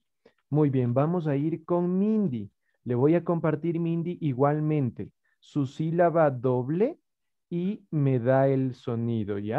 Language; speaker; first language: Spanish; native; Spanish